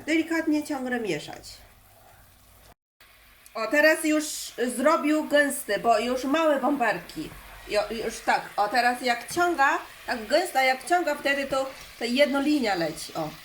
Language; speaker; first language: Polish; non-native, learner; Chinese